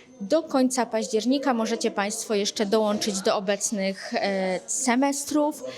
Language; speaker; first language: Polish; native; Polish